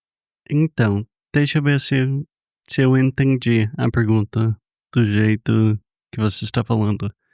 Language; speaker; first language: Portuguese; non-native, fluent; English